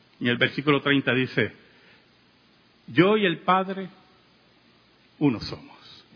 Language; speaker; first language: Spanish; native; Spanish